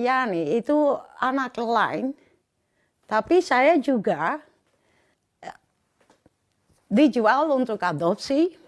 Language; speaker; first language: Indonesian; early bilingual, heritage; Indonesian